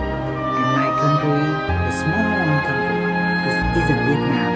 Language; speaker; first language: English; non-native, learner; Vietnamese